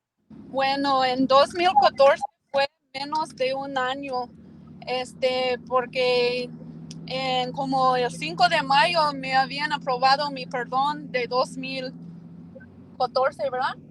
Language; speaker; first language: Spanish; early bilingual, heritage; Spanish